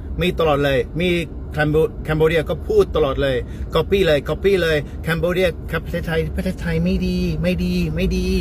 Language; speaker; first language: Thai; non-native, learner; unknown